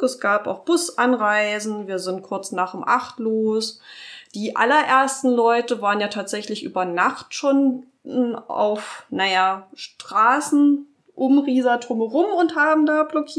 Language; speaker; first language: German; native; German